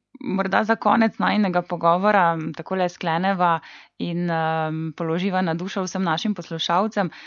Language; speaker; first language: Slovenian; native; Slovenian